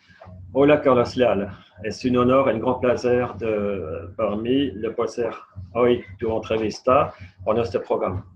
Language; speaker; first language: Spanish; non-native, fluent; French